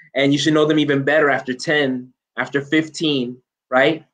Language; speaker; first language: English; native; English